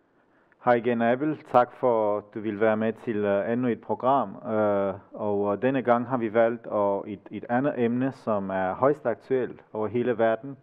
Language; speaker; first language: Danish; native; Danish